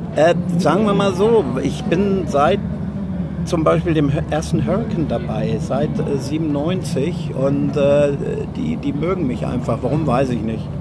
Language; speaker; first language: German; native; German